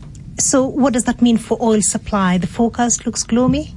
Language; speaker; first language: English; native; English